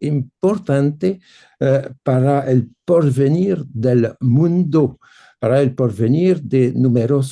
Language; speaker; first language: Spanish; non-native, fluent; French